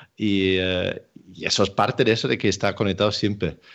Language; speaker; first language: Spanish; non-native, fluent; Danish